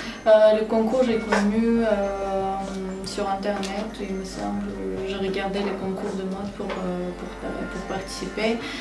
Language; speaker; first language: French; non-native, fluent; Armenian